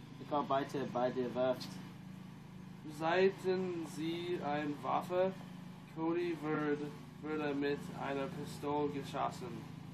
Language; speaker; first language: German; non-native, learner; English